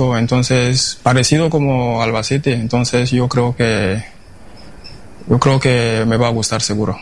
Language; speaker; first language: Spanish; non-native, fluent; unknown